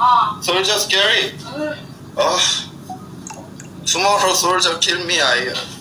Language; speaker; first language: English; non-native, learner; Korean